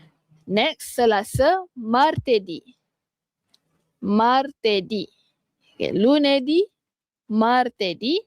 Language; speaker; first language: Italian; non-native, fluent; Malay